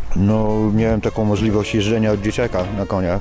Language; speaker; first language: Polish; native; Polish